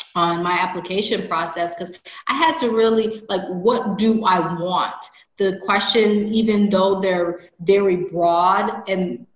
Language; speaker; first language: English; native; English